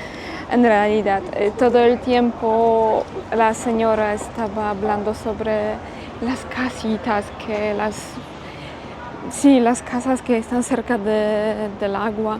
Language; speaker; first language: Spanish; non-native, fluent; Polish